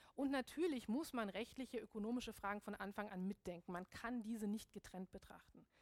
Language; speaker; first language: German; native; German